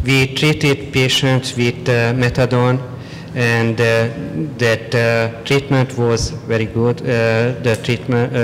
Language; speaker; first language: English; non-native, fluent; Hungarian